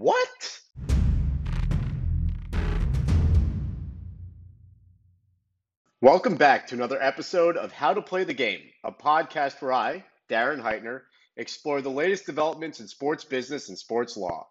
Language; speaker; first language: English; native; English